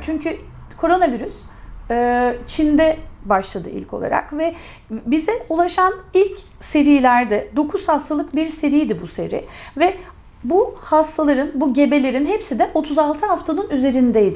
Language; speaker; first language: Turkish; native; Turkish